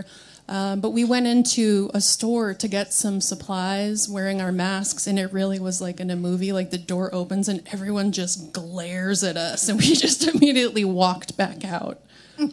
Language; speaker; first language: English; native; English